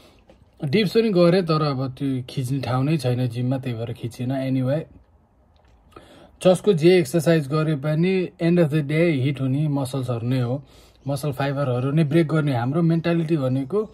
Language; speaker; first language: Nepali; native; Nepali